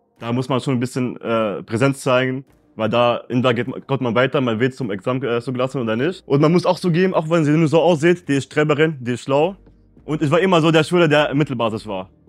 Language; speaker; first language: German; early bilingual, other home language; Arabic